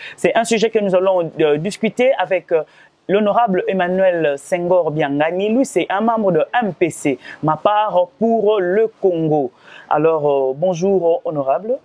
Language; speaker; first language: French; non-native, local second language; Lingala